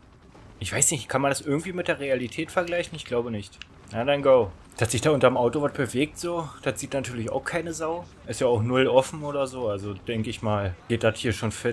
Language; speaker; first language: German; native; German